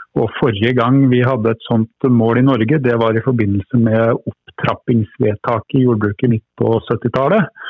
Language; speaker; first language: Norwegian; native; Norwegian